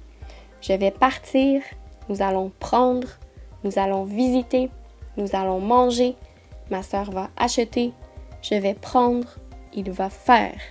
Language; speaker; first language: French; native; French